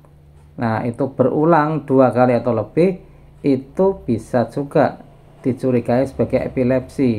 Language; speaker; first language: Indonesian; native; Indonesian